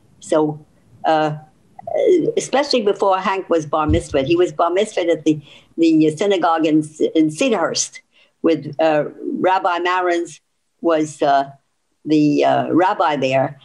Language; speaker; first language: English; early bilingual, other home language; Ladino